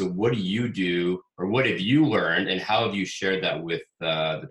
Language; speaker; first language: English; native; English